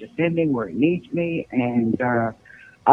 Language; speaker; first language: English; native; English